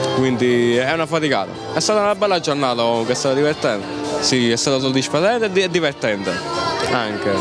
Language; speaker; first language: Italian; native; Italian